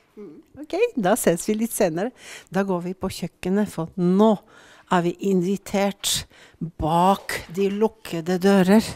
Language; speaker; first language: Norwegian; native; Norwegian